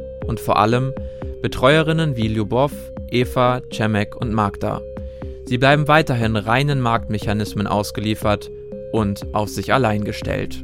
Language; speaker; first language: German; native; German